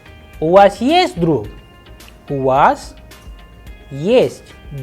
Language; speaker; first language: Russian; non-native, fluent; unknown